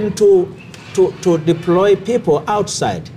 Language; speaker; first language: English; non-native, local second language; Kinyarwanda